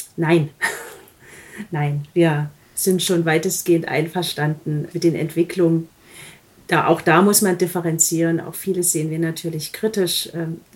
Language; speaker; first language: German; native; German